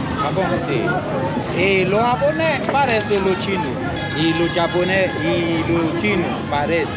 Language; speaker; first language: Spanish; non-native, learner; Haitian Creole